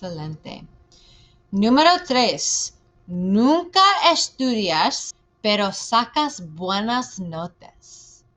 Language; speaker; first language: Spanish; non-native, fluent; English